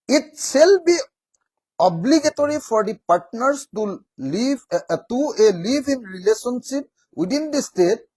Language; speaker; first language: English; non-native, local second language; Assamese